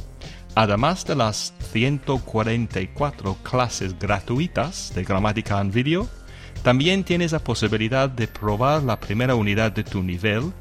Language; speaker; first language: Spanish; non-native, fluent; English